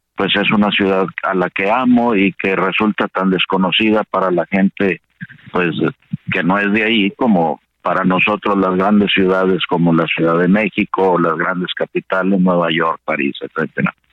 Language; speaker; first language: Spanish; native; Spanish